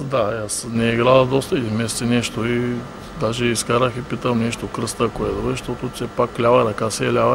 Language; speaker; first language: Bulgarian; native; Bulgarian